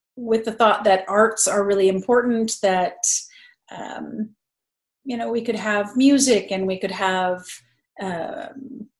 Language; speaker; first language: English; native; English